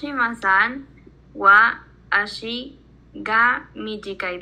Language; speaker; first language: Japanese; non-native, learner; Spanish